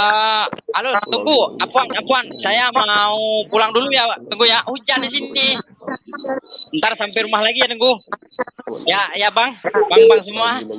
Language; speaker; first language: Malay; non-native, local second language; Achinese